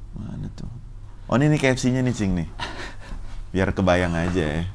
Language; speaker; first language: Indonesian; early bilingual, other home language; Fula